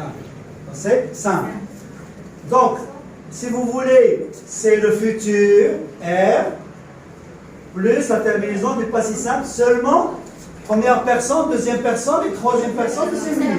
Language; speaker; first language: French; non-native, local second language; Arabic